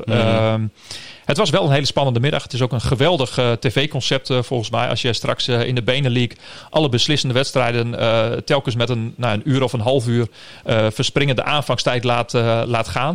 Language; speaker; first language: Dutch; native; Dutch